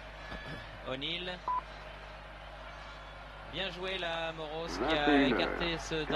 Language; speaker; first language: French; native; French